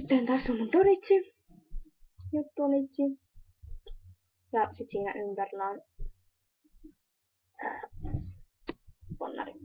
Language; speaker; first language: Finnish; native; Finnish